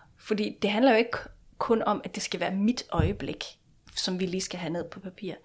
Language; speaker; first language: Danish; non-native, local second language; Faroese